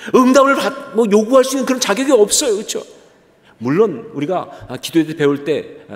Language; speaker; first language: Korean; native; Korean